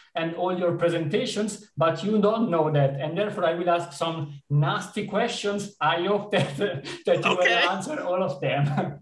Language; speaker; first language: English; non-native, fluent; Italian